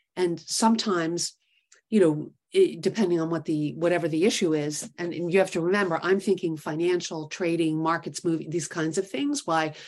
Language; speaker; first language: English; native; English